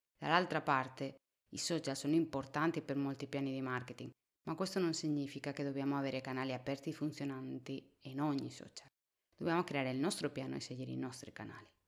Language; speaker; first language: Italian; non-native, fluent; Spanish